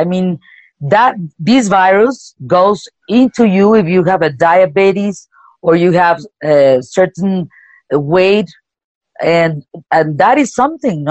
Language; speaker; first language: English; non-native, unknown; Spanish